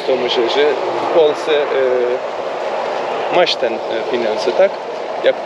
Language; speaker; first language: Polish; non-native, learner; Turkish